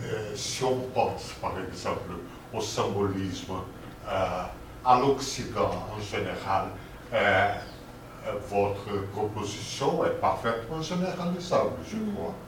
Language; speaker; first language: French; non-native, fluent; Spanish